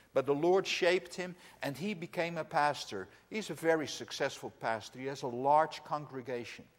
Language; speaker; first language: English; non-native, fluent; Dutch